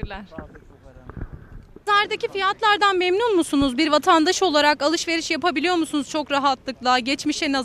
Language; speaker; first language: Turkish; native; Turkish